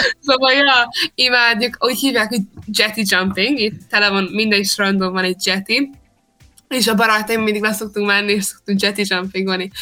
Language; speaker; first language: Hungarian; early bilingual, heritage; Hungarian